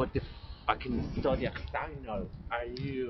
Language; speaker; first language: English; non-native, learner; Spanish